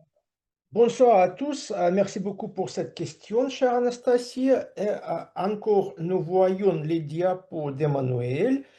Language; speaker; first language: French; non-native, fluent; Russian